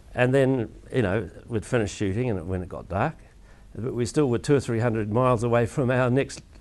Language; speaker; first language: English; native; English